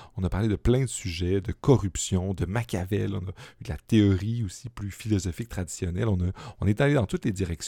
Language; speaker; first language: French; native; French